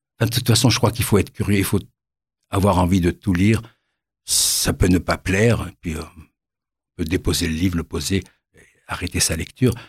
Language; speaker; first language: French; native; French